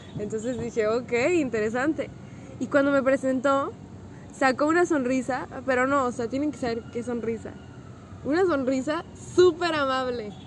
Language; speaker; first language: Spanish; native; Spanish